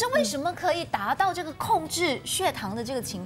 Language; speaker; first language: Chinese; native; Chinese